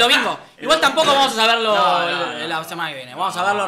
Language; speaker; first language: Spanish; native; Spanish